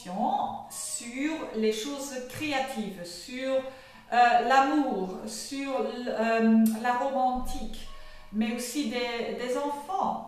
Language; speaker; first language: French; non-native, fluent; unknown